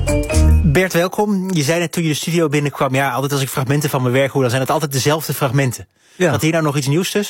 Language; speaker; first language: Dutch; native; Dutch